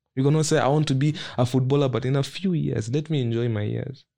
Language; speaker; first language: English; non-native, local second language; Nyanja